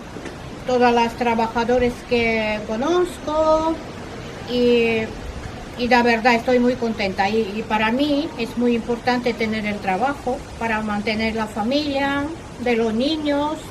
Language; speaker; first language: Spanish; non-native, learner; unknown